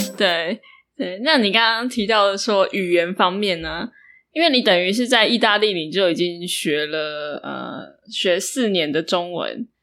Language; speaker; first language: Chinese; native; Chinese